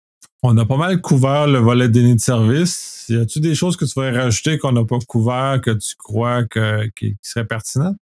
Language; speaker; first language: French; native; French